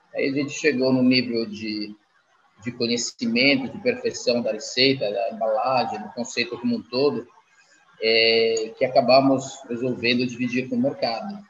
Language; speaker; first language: Portuguese; non-native, fluent; Italian